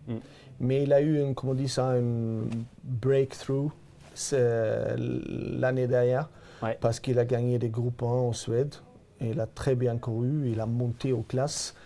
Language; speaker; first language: French; non-native, fluent; Swedish